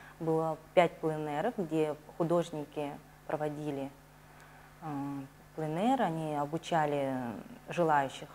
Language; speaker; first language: Russian; native; Russian